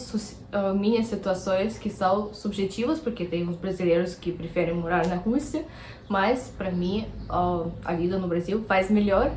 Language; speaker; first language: Portuguese; non-native, fluent; Russian